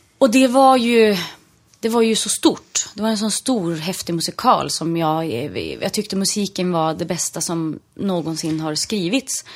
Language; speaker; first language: Swedish; native; Swedish